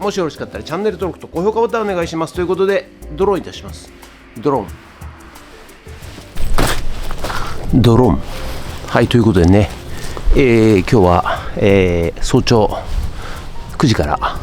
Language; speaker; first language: Japanese; native; Japanese